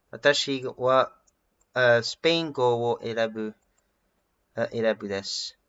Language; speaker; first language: Japanese; non-native, learner; English